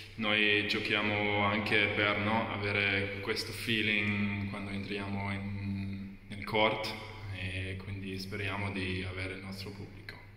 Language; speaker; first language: Italian; non-native, fluent; German